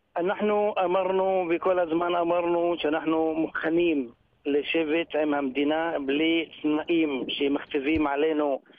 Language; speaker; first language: Hebrew; non-native, local second language; Arabic